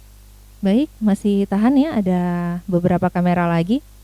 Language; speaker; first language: Indonesian; native; Indonesian